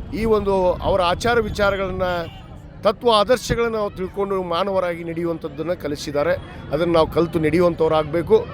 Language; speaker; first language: Kannada; native; Kannada